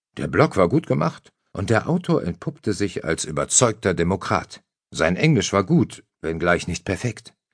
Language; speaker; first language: German; native; German